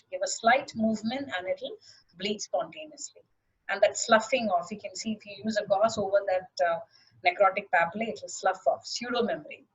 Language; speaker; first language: English; non-native, local second language; Malayalam